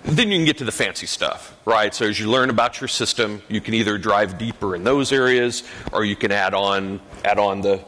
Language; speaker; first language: English; native; English